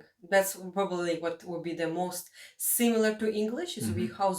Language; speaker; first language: English; non-native, fluent; Latvian